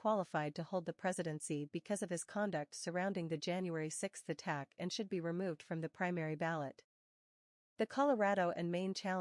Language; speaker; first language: English; native; English